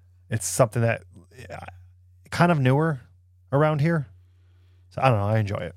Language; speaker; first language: English; native; English